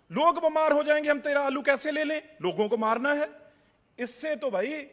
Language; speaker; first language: Hindi; non-native, local second language; Punjabi